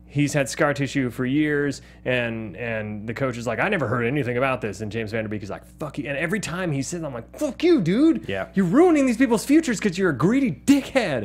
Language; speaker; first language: English; native; English